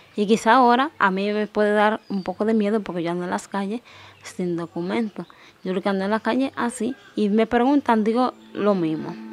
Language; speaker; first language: Spanish; native; Spanish